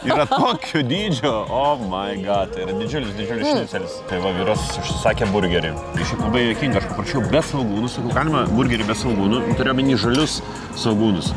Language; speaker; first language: Lithuanian; native; Lithuanian